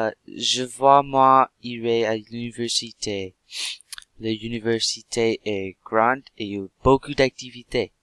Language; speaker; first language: French; non-native, learner; English